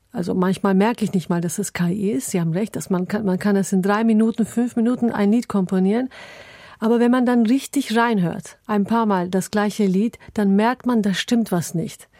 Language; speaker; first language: German; early bilingual, other home language; Turkish